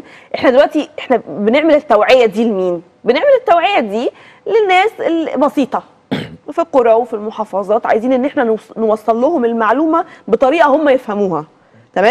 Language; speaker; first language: Arabic; native; Arabic